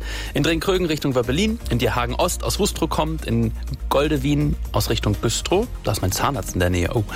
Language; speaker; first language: German; native; German